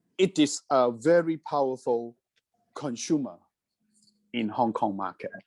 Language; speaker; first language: English; non-native, fluent; Cantonese